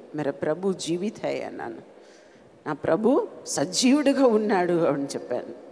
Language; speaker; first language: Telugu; non-native, fluent; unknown